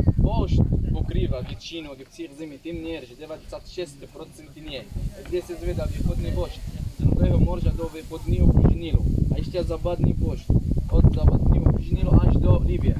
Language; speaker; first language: Czech; non-native, learner; Arabic